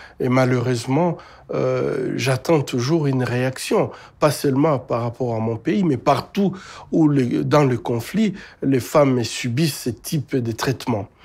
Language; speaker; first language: French; non-native, local second language; Swahili